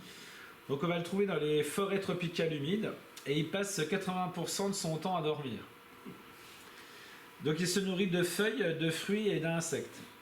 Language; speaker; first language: French; native; French